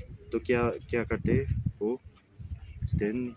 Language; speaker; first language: Hindi; non-native, fluent; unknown